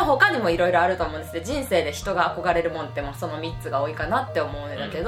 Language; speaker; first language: Japanese; native; Japanese